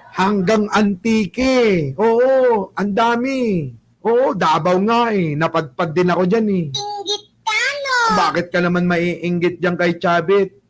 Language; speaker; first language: Filipino; non-native, local second language; Pangasinan